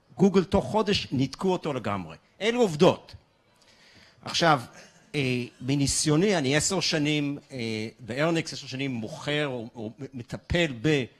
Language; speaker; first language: Hebrew; non-native, fluent; English